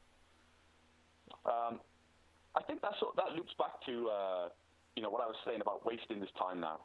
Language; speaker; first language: English; native; English